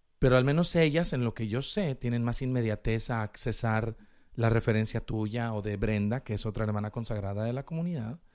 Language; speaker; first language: Spanish; native; Spanish